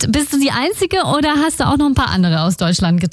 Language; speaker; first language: German; native; German